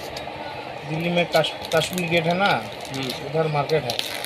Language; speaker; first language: Hindi; non-native, local second language; Bangla